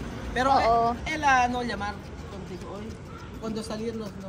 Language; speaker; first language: Spanish; non-native, learner; Filipino